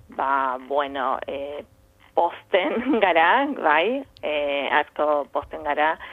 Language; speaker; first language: Basque; non-native, fluent; Spanish